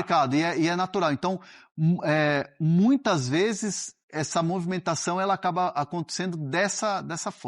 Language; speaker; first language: Portuguese; native; Portuguese